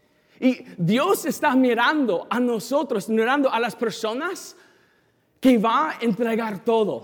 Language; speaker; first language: Spanish; non-native, fluent; English